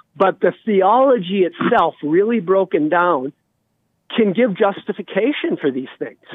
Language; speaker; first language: English; native; English